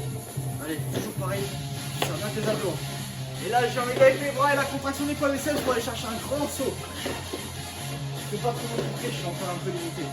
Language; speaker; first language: French; native; French